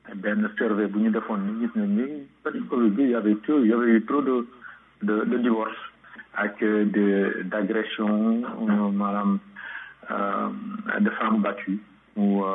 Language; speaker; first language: French; non-native, local second language; Wolof